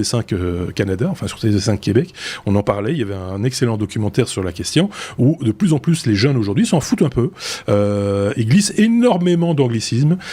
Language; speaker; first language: French; native; French